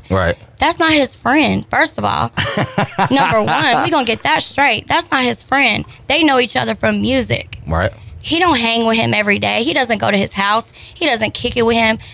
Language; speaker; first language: English; native; English